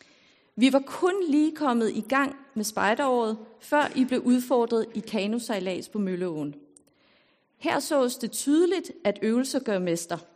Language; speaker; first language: Danish; native; Danish